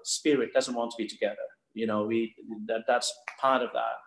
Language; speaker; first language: English; non-native, fluent; Thai